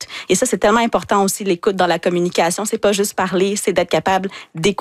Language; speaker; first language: French; native; French